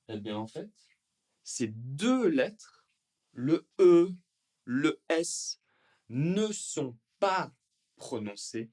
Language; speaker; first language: French; native; French